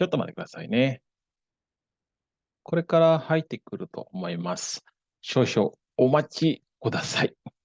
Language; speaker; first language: Japanese; non-native, fluent; Indonesian